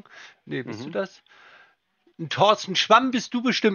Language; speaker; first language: German; native; German